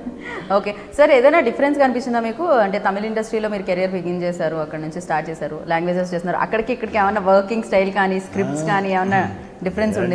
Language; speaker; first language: Telugu; native; Telugu